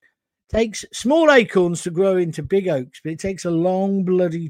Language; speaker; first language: English; native; English